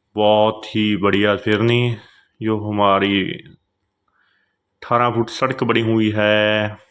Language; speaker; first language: Hindi; non-native, local second language; Punjabi